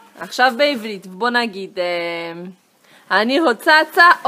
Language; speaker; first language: Hebrew; non-native, fluent; Portuguese